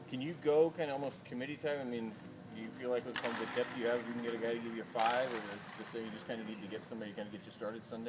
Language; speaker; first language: English; native; English